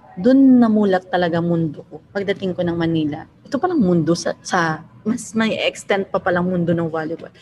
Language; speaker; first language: Filipino; non-native, local second language; Hiligaynon